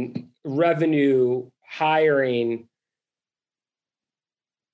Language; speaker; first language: English; native; English